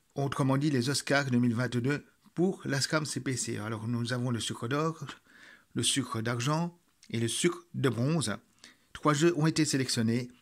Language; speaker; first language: French; native; French